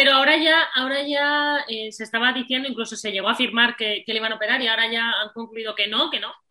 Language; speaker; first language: Spanish; native; Spanish